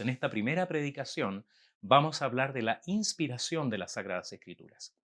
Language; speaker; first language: Spanish; native; Spanish